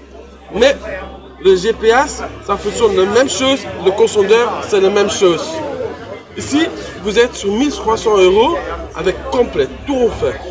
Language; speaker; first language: French; non-native, learner; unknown